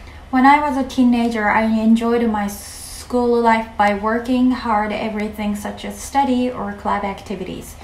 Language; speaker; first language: English; non-native, fluent; Japanese